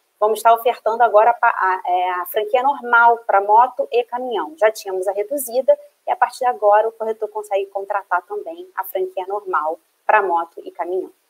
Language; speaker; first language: Portuguese; native; Portuguese